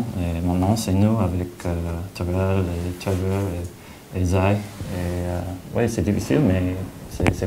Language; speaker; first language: French; non-native, fluent; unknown